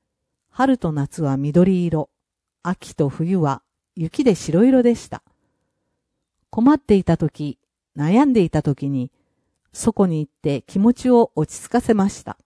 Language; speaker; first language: Japanese; non-native, fluent; English